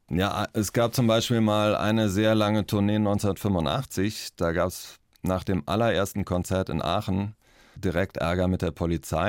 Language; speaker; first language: German; native; German